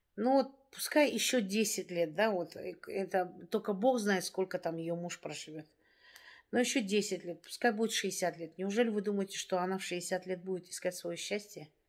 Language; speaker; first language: Russian; native; Russian